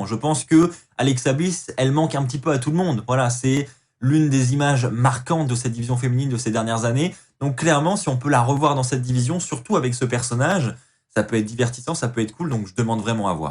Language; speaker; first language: French; native; French